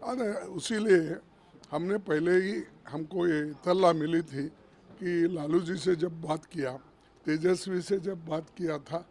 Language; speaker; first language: Hindi; non-native, local second language; Kannada